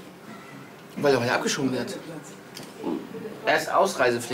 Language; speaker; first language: German; native; German